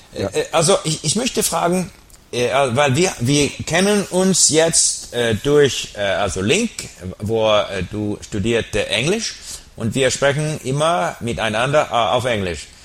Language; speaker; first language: German; non-native, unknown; English